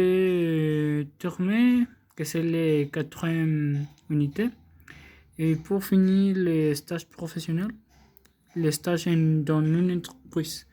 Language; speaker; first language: French; non-native, learner; Spanish